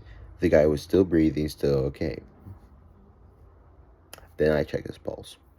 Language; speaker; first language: English; native; English